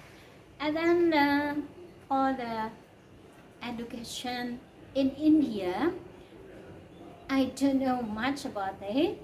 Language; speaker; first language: English; non-native, learner; Indonesian